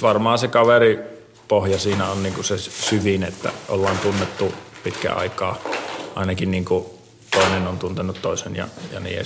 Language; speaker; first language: Finnish; native; Finnish